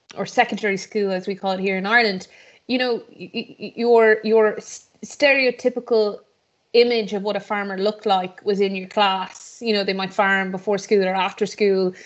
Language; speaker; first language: English; native; English